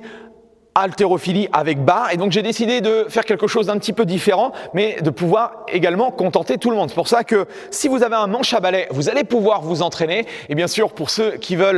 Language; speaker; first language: French; native; French